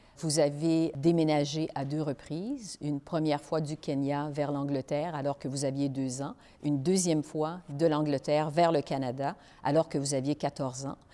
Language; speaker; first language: French; native; French